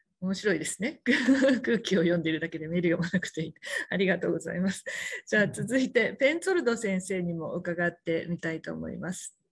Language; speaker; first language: Japanese; native; Japanese